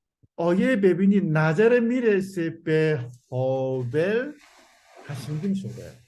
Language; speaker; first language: Persian; non-native, learner; Korean